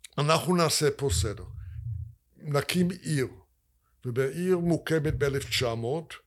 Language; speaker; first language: Hebrew; non-native, fluent; English